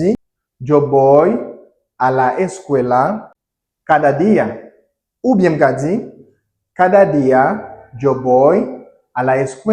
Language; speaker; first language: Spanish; non-native, learner; Haitian Creole